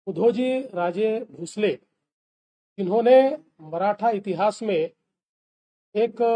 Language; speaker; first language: Hindi; non-native, local second language; Marathi